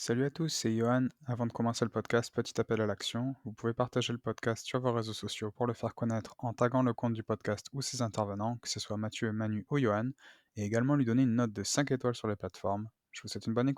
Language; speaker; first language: French; native; French